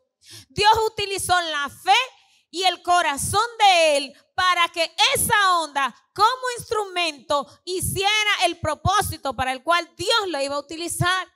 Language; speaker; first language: Spanish; native; Spanish